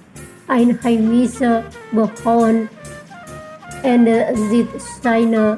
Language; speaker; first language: German; non-native, fluent; Indonesian